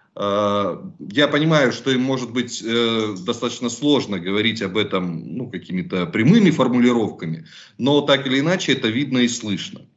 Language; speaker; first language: Russian; native; Russian